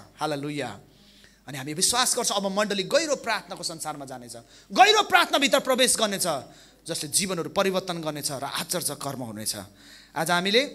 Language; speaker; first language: Nepali; non-native, local second language; Limburgish